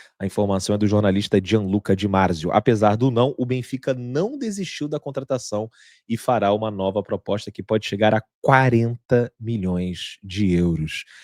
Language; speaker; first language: Portuguese; native; Portuguese